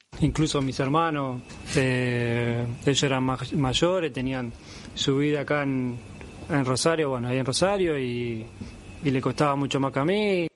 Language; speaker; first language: Spanish; native; Spanish